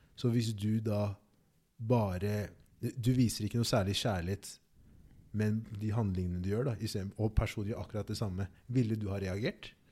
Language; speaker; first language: Norwegian; early bilingual, other home language; Igbo